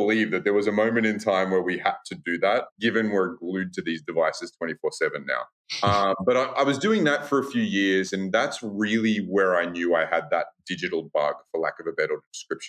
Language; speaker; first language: English; native; English